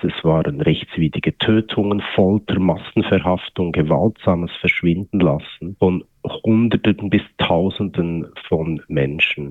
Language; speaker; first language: German; native; German